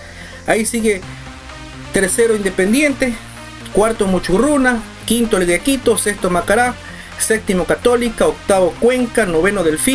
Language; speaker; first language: Spanish; native; Spanish